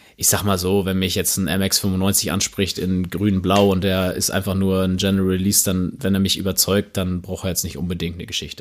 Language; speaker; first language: German; native; German